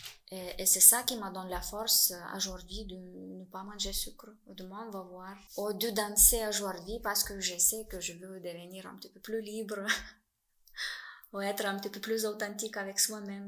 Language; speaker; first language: French; non-native, fluent; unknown